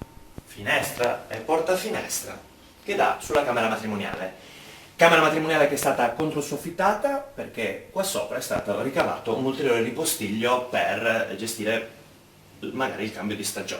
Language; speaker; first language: Italian; native; Italian